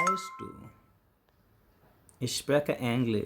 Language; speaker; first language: German; non-native, learner; English